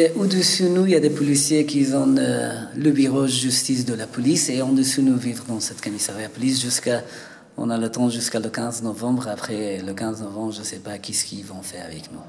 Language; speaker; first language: French; non-native, learner; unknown